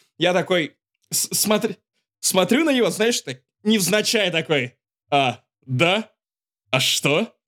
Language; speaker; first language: Russian; native; Russian